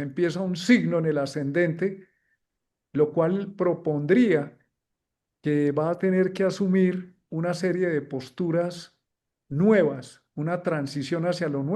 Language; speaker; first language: Spanish; native; Spanish